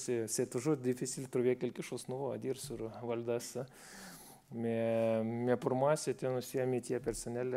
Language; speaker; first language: French; non-native, fluent; Lithuanian